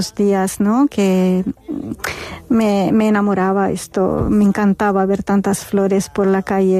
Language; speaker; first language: Spanish; non-native, fluent; Arabic